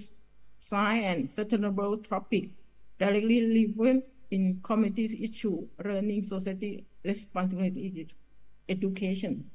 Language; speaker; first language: English; non-native, learner; Thai